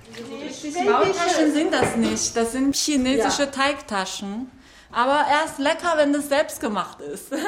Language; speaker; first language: German; non-native, fluent; Chinese